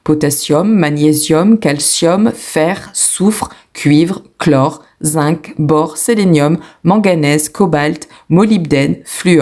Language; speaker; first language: French; native; French